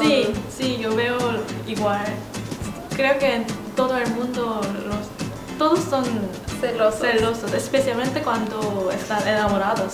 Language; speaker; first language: Spanish; non-native, fluent; Korean